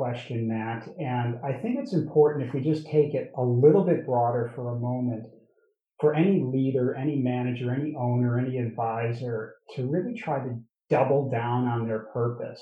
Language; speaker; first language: English; native; English